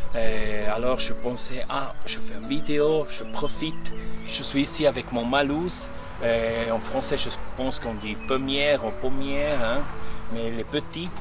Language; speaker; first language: French; non-native, local second language; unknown